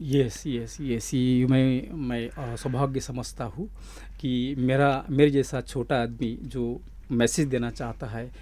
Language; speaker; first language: Hindi; non-native, local second language; Marathi